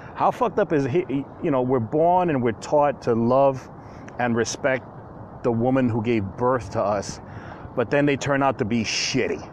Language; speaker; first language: English; native; English